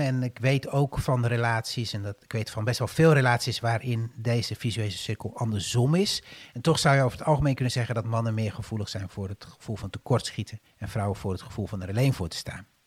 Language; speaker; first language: Dutch; native; Dutch